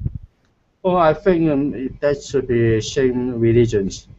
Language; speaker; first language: English; non-native, learner; Cantonese